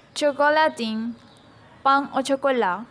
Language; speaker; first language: French; non-native, learner; Spanish